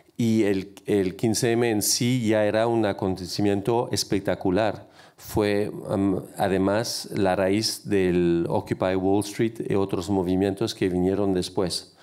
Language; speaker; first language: Spanish; non-native, fluent; French